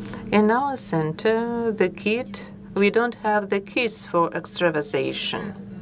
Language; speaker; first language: English; non-native, fluent; Russian